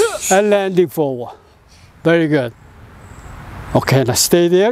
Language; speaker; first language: English; non-native, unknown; Korean